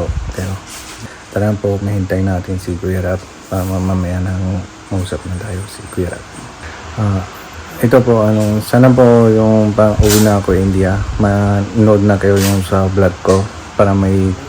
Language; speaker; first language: Filipino; non-native, learner; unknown